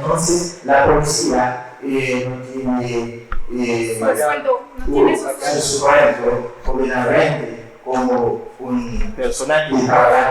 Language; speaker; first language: Spanish; non-native, learner; Haitian Creole